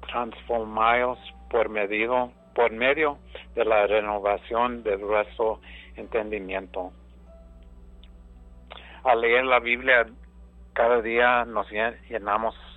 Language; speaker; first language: Spanish; early bilingual, heritage; English